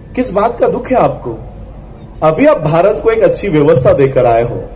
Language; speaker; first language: Hindi; non-native, local second language; Marathi